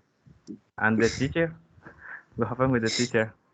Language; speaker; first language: English; non-native, learner; Spanish